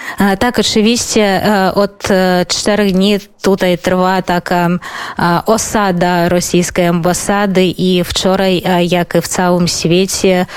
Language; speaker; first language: Polish; non-native, fluent; Belarusian